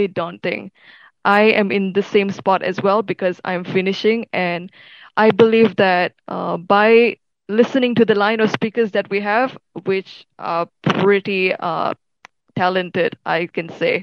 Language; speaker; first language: English; non-native, local second language; Tamil